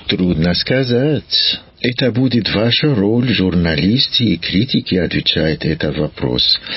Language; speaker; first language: Russian; non-native, learner; French